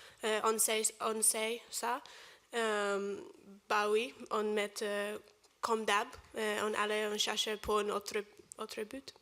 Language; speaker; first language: French; non-native, learner; English